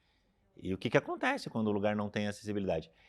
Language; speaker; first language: Portuguese; native; Portuguese